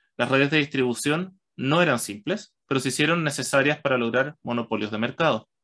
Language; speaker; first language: Spanish; native; Spanish